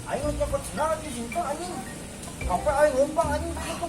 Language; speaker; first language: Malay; non-native, local second language; Sundanese